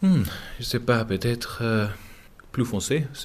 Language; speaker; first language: French; non-native, learner; English